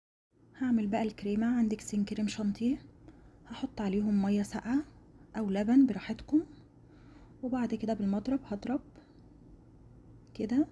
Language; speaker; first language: Arabic; native; Arabic